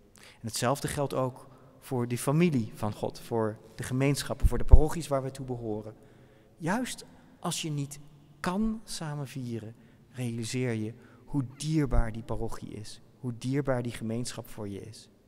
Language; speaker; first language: Dutch; native; Dutch